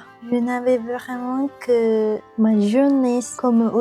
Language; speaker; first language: French; non-native, learner; Japanese